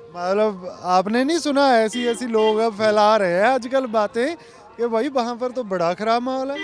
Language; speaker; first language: Hindi; non-native, local second language; Punjabi